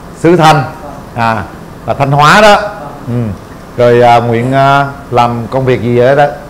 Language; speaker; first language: Vietnamese; native; Vietnamese